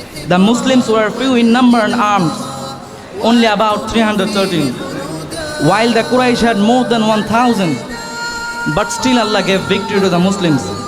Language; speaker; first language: English; non-native, local second language; Bangla